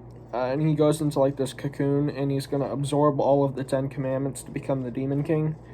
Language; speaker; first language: English; native; English